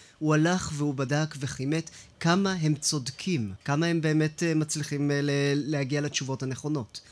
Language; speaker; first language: Hebrew; native; Hebrew